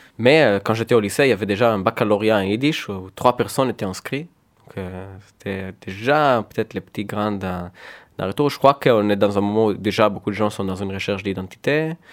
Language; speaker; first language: French; non-native, fluent; Hebrew